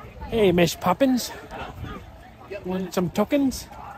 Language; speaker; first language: English; early bilingual, other home language; Spanish